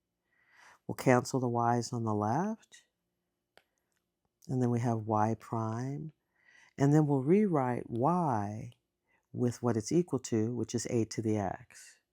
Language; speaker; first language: English; native; English